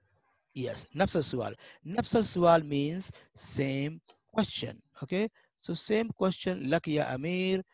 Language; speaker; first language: English; non-native, fluent; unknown